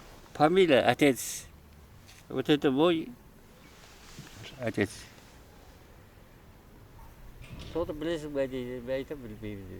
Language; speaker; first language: Russian; non-native, local second language; Kara-Kalpak